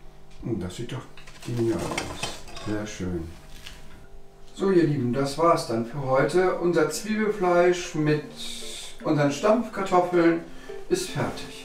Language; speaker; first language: German; native; German